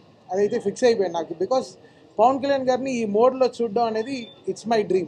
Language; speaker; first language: Telugu; native; Telugu